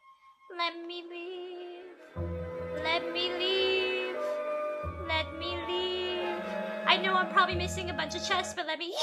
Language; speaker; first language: English; native; English